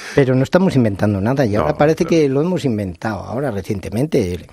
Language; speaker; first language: Spanish; native; Spanish